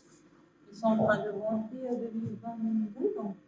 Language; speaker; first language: French; non-native, fluent; Japanese